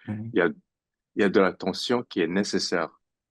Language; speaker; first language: French; non-native, fluent; English